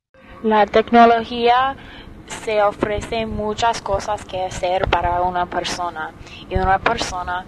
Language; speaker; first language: Spanish; non-native, learner; English